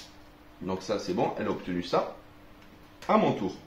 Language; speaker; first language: French; native; French